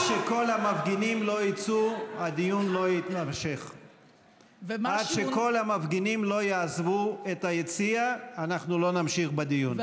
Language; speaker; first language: Hebrew; native; Hebrew